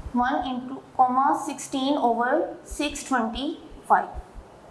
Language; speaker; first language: English; non-native, local second language; Urdu